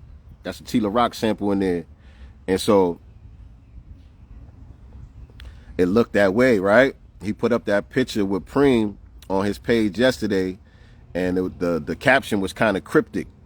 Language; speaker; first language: English; native; English